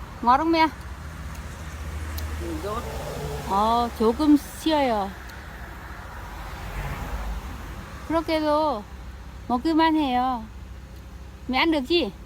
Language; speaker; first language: Korean; non-native, learner; Vietnamese